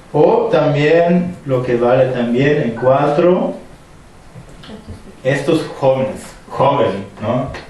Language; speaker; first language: Spanish; non-native, fluent; German